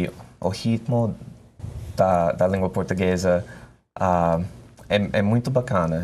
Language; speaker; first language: Portuguese; non-native, learner; English